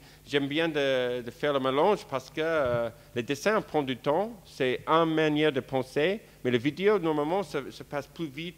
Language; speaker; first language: French; non-native, fluent; English